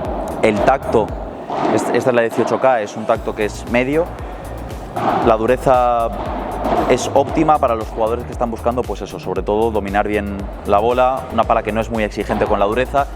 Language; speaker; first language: Spanish; native; Spanish